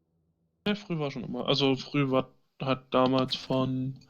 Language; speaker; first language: German; native; German